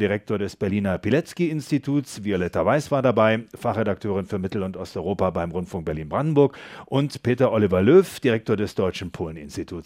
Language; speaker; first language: German; native; German